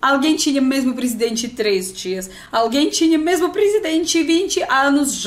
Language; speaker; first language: Portuguese; non-native, learner; Russian